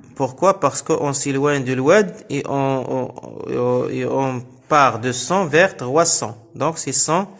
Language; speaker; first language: French; non-native, local second language; Arabic